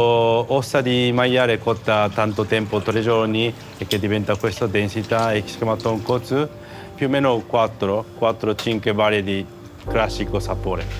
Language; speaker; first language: Italian; non-native, learner; Japanese